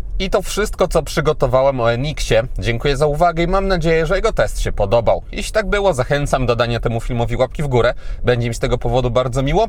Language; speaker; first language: Polish; native; Polish